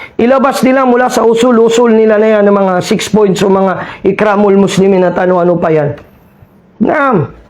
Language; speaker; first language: Filipino; non-native, local second language; Maranao